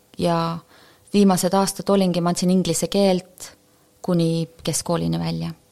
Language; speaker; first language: Estonian; native; Estonian